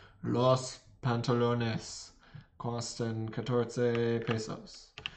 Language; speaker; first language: Spanish; non-native, learner; English